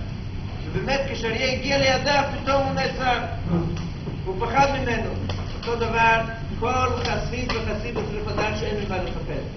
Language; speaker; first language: Hebrew; non-native, fluent; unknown